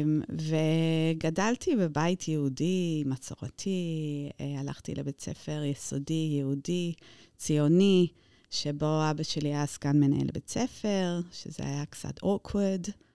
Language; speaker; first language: Hebrew; non-native, fluent; English